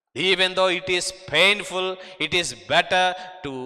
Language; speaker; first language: English; non-native, local second language; Telugu